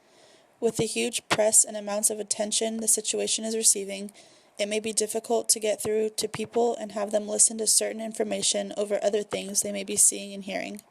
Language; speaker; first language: English; native; English